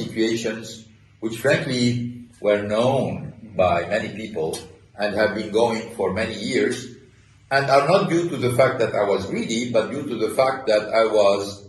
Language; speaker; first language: English; non-native, fluent; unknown